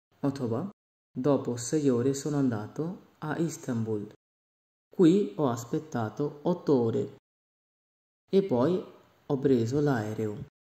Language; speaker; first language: Italian; non-native, fluent; Bangla